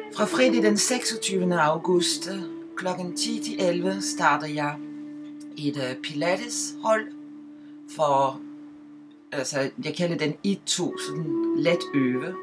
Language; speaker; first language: Danish; non-native, fluent; French